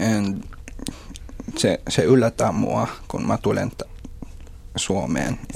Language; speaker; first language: Finnish; non-native, fluent; Filipino